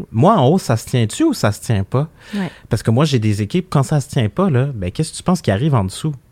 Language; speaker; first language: French; early bilingual, other home language; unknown